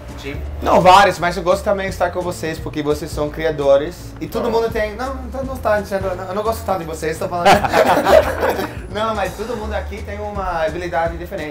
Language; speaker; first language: Portuguese; non-native, fluent; English